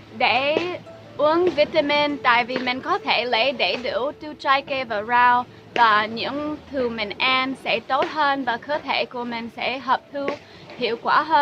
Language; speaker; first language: Vietnamese; non-native, fluent; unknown